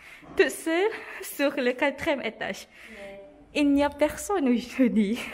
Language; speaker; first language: French; non-native, learner; Malay